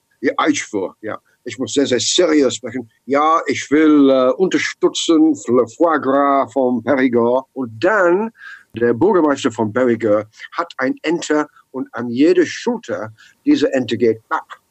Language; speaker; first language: German; non-native, learner; English